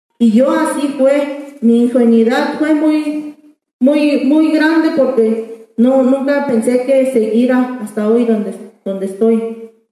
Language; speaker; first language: Spanish; non-native, local second language; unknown